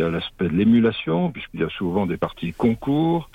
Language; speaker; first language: French; native; French